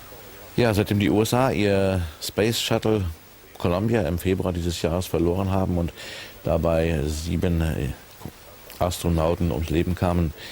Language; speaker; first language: German; native; German